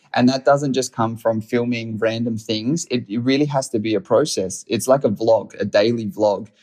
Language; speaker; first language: English; native; English